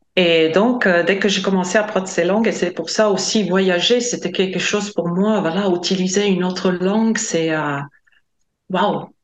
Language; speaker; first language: French; non-native, fluent; Latvian